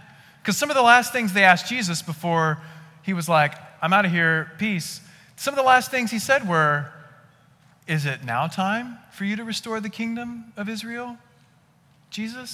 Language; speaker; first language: English; native; English